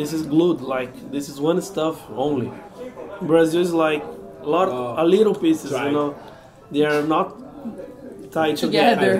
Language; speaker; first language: English; non-native, fluent; Portuguese